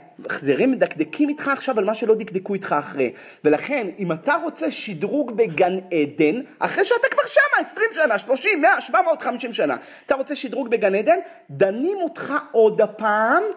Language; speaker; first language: Hebrew; native; Hebrew